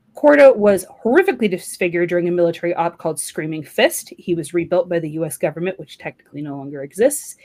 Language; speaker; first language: English; native; English